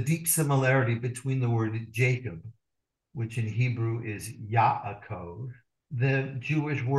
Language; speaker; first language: English; native; English